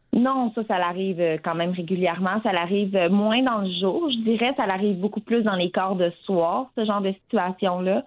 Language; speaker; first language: French; native; French